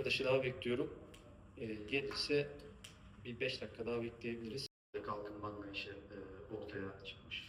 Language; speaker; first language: Turkish; native; Turkish